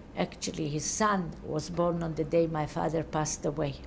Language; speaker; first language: English; non-native, fluent; Polish